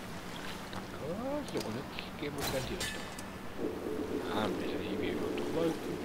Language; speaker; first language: German; native; German